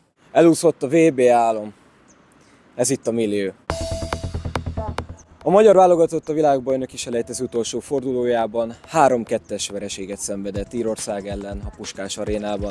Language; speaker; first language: Hungarian; native; Hungarian